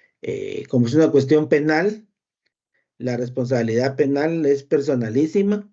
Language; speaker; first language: Spanish; native; Spanish